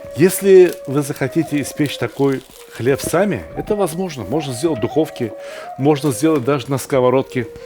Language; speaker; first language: Russian; native; Russian